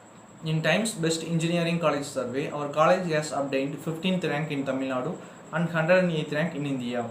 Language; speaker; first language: English; non-native, local second language; Tamil